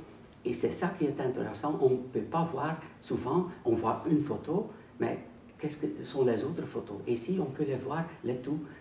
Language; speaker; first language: French; non-native, local second language; Dutch